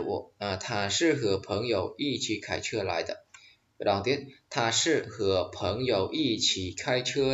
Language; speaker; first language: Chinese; non-native, fluent; Khmer